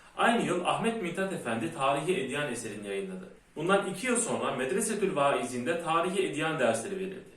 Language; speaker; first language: Turkish; early bilingual, heritage; Turkish